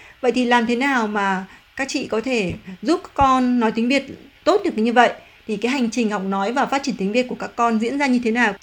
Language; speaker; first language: Vietnamese; native; Vietnamese